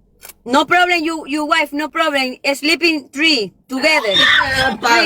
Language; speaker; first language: English; non-native, learner; Spanish